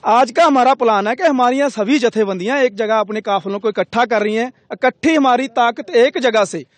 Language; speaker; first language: Hindi; non-native, local second language; Punjabi